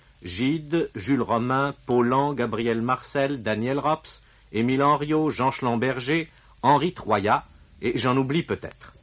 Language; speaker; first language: French; native; French